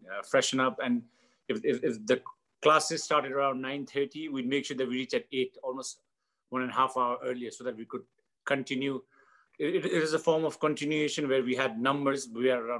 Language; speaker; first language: English; non-native, local second language; Nepali